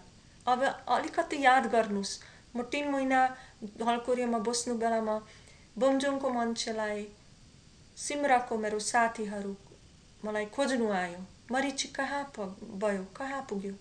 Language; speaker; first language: Nepali; non-native, learner; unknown